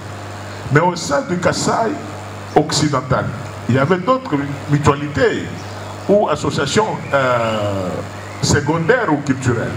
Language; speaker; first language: French; non-native, local second language; Luba-Lulua